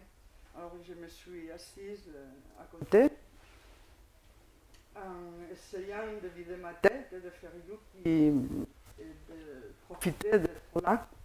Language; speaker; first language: French; non-native, fluent; Spanish